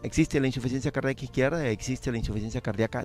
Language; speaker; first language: Spanish; native; Spanish